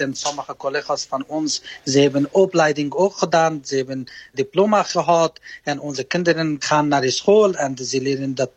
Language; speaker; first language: Dutch; non-native, learner; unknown